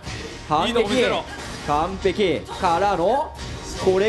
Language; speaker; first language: Japanese; native; Japanese